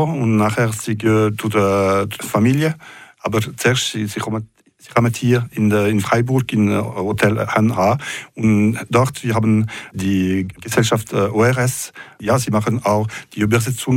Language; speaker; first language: German; non-native, learner; French